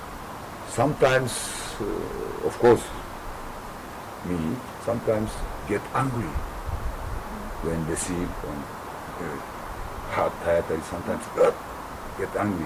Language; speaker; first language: English; non-native, learner; Japanese